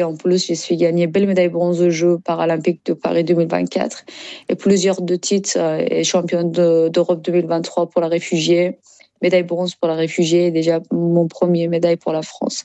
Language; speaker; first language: French; non-native, learner; Persian